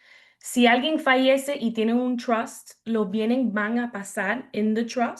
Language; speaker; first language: Spanish; early bilingual, heritage; English